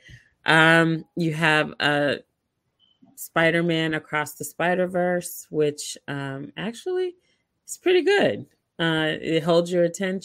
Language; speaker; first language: English; native; English